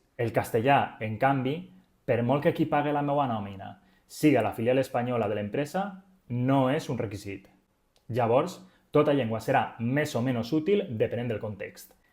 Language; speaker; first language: Catalan; native; Catalan